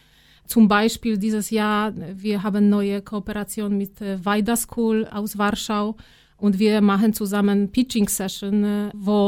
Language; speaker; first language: German; non-native, fluent; Polish